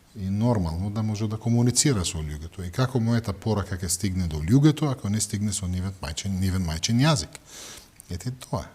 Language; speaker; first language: Macedonian; non-native, fluent; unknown